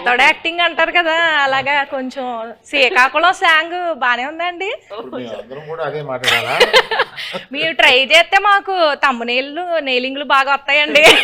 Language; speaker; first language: Telugu; native; Telugu